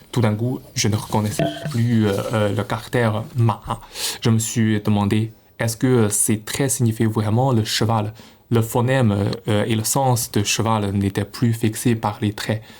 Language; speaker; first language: French; non-native, fluent; Chinese